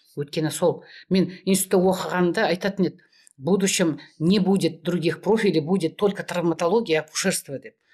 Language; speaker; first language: Russian; non-native, local second language; Kazakh